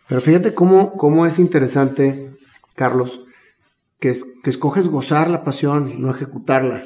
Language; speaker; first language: Spanish; native; Spanish